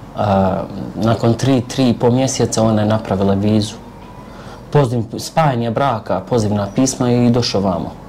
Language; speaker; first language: Serbian; non-native, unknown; Arabic